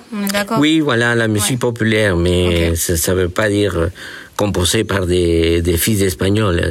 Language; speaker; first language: French; non-native, fluent; Spanish